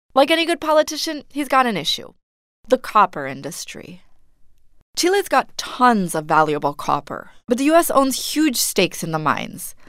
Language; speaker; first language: English; non-native, fluent; Spanish